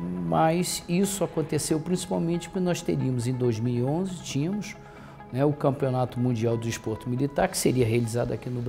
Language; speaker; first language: Portuguese; native; Portuguese